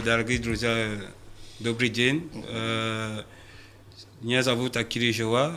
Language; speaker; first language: Russian; non-native, fluent; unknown